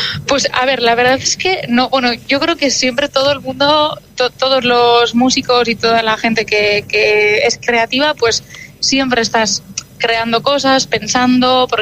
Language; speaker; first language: Spanish; non-native, local second language; Basque